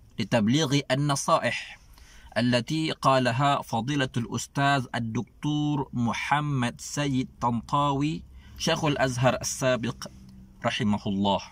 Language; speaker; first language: Arabic; non-native, fluent; Malay